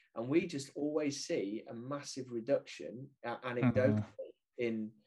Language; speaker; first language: English; native; English